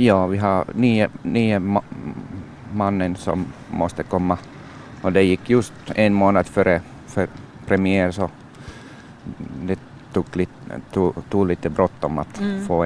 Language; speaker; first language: Swedish; non-native, learner; Finnish